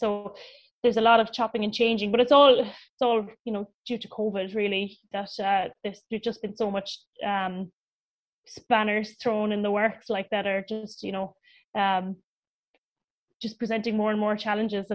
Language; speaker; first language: English; native; English